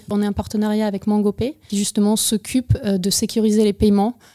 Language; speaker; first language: French; non-native, fluent; Ukrainian